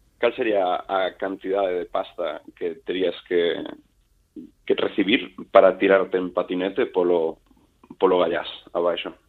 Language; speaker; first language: Galician; native; Galician